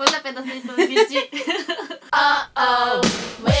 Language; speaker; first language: Spanish; non-native, fluent; Korean